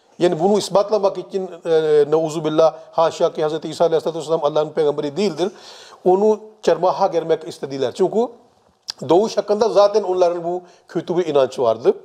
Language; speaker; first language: Turkish; non-native, fluent; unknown